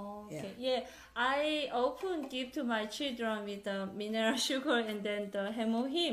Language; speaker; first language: English; non-native, learner; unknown